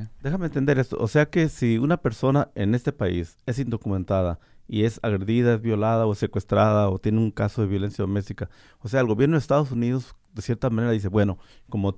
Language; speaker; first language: Spanish; native; Spanish